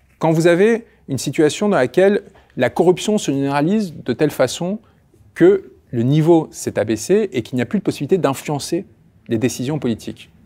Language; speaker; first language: French; early bilingual, other home language; Spanish